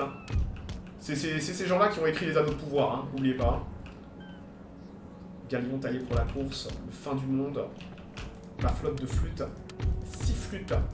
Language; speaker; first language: French; native; French